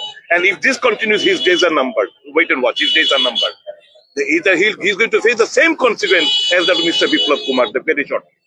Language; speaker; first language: English; non-native, local second language; Bangla